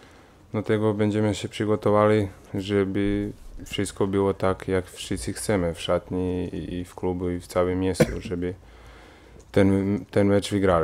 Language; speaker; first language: Polish; non-native, fluent; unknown